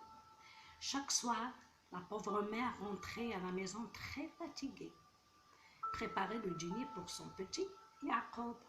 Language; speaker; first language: French; non-native, local second language; Arabic